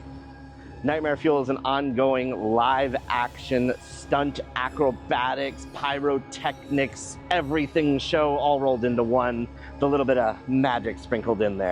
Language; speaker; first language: English; native; English